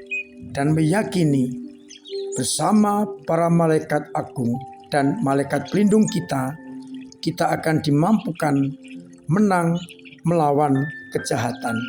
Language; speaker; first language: Indonesian; non-native, local second language; Javanese